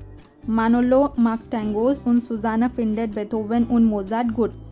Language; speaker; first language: German; non-native, fluent; Hindi